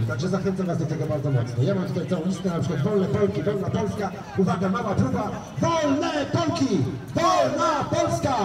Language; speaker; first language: Polish; native; Polish